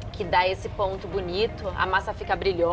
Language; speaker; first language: Portuguese; native; Portuguese